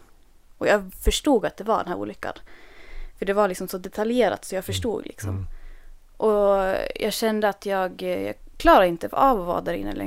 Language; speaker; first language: Swedish; native; Swedish